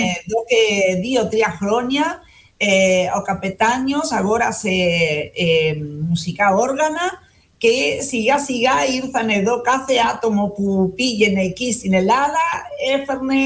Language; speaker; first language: Greek; non-native, fluent; Spanish